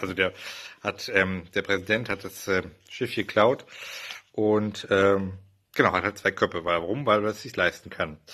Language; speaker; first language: German; native; German